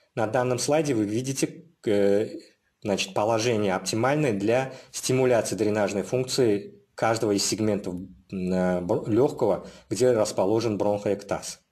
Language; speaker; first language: Russian; non-native, local second language; Uzbek